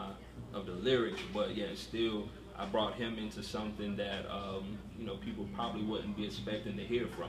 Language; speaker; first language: English; native; English